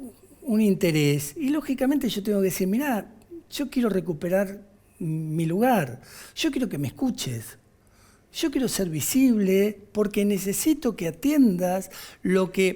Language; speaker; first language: Spanish; native; Spanish